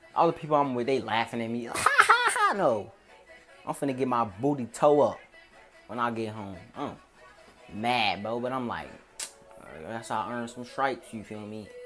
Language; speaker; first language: English; native; English